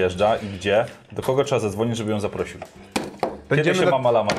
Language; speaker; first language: Polish; native; Polish